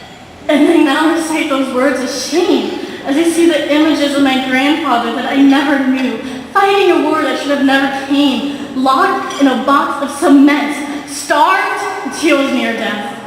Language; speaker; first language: English; early bilingual, heritage; Vietnamese